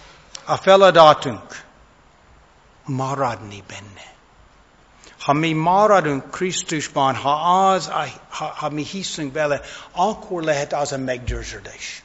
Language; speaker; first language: Hungarian; non-native, fluent; English